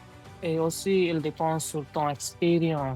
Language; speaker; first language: French; non-native, learner; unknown